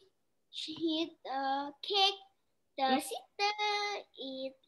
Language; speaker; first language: English; non-native, learner; Vietnamese